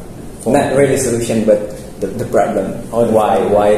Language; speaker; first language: English; non-native, local second language; Indonesian